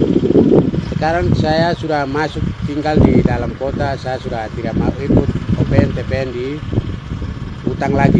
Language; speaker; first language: Indonesian; non-native, local second language; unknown